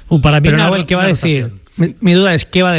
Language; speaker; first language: Spanish; native; Spanish